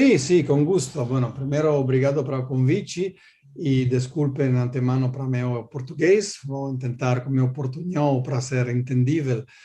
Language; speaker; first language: Portuguese; non-native, learner; Italian